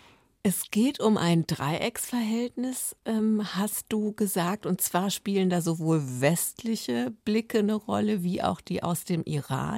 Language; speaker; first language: German; native; German